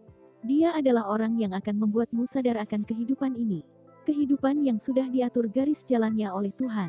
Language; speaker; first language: Indonesian; native; Indonesian